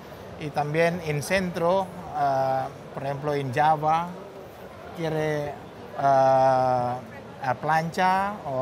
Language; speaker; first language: Spanish; non-native, learner; Indonesian